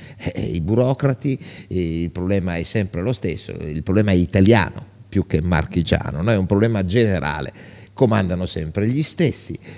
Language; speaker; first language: Italian; native; Italian